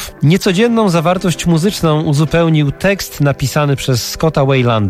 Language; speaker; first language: Polish; native; Polish